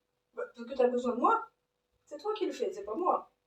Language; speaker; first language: French; native; French